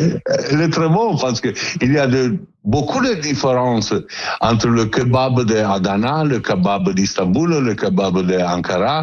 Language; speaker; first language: French; non-native, learner; Italian